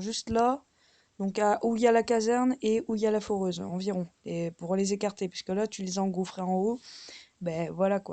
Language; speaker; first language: French; native; French